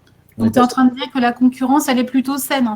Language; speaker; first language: French; native; French